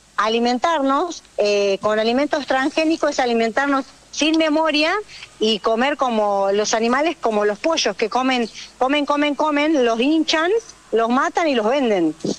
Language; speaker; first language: Spanish; native; Spanish